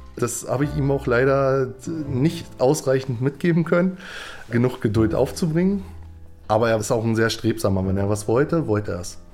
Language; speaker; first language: German; native; German